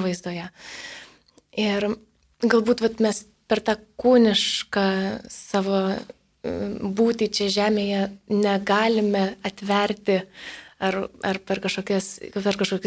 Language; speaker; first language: Lithuanian; native; Lithuanian